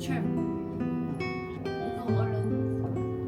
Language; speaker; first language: English; non-native, learner; Vietnamese